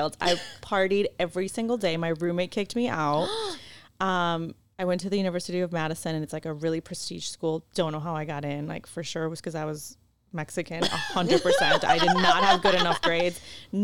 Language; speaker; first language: English; non-native, fluent; Spanish